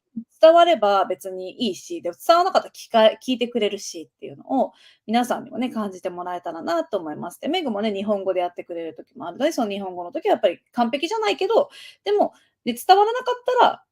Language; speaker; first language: Japanese; native; Japanese